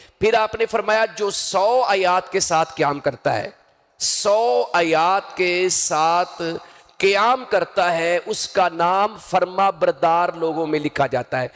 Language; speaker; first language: Urdu; non-native, local second language; Punjabi